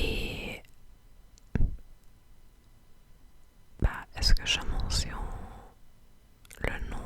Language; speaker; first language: French; non-native, fluent; English